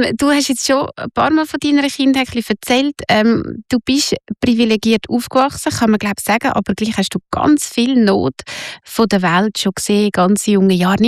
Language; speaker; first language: German; native; German